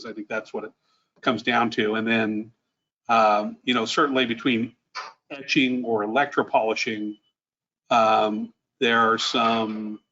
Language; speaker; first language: English; native; English